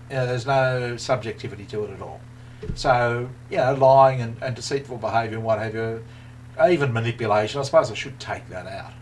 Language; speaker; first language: English; native; English